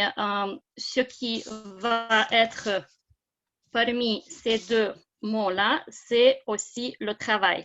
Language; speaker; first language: French; non-native, fluent; Lithuanian